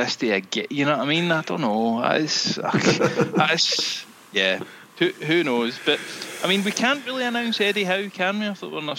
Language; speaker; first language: English; native; English